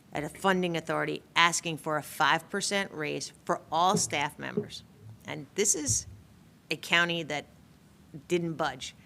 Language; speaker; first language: English; native; English